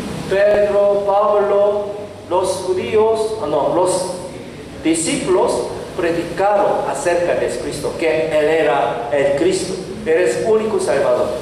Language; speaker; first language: Spanish; non-native, learner; Korean